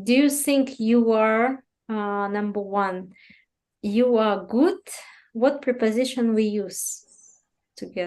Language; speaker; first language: English; non-native, fluent; Russian